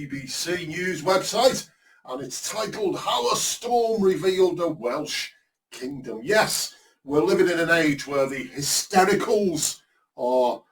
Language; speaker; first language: English; native; English